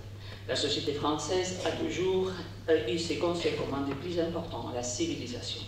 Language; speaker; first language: French; non-native, learner; Catalan